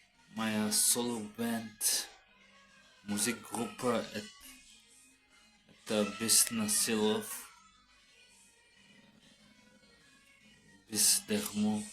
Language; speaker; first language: Russian; non-native, learner; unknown